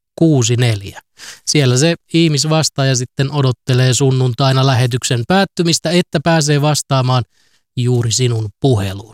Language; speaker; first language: Finnish; native; Finnish